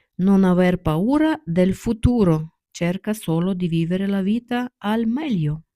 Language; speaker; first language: Italian; non-native, fluent; Ukrainian